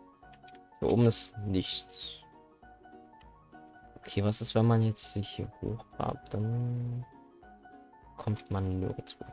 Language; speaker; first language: German; native; German